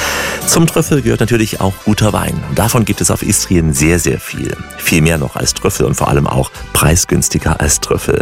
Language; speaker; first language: German; native; German